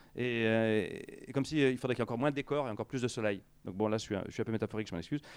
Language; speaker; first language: French; native; French